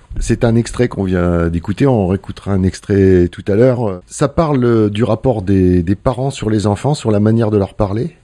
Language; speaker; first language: French; native; French